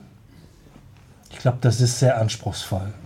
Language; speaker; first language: German; native; German